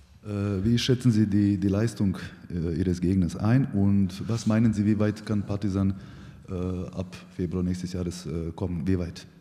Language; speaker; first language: German; non-native, fluent; Serbian